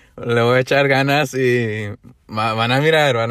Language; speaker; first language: Spanish; early bilingual, other home language; English